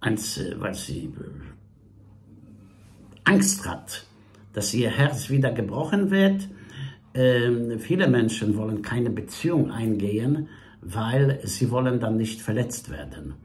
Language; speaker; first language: German; non-native, fluent; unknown